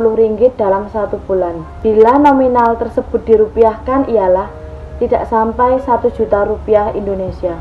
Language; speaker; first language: Indonesian; non-native, local second language; Javanese